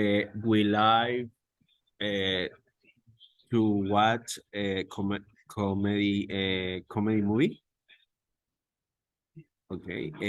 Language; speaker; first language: English; non-native, learner; Spanish